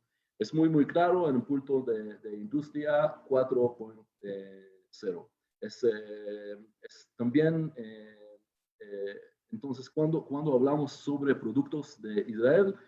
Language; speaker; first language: Spanish; non-native, fluent; Hebrew